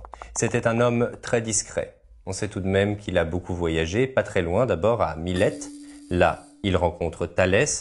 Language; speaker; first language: French; native; French